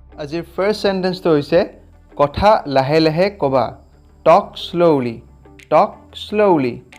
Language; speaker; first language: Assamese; native; Assamese